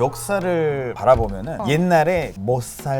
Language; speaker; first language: Korean; non-native, fluent; Spanish